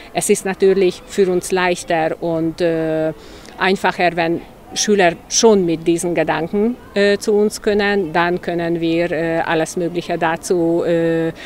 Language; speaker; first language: German; non-native, local second language; Hungarian